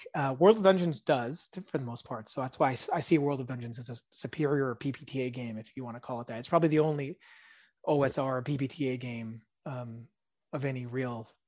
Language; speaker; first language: English; early bilingual, other home language; Hebrew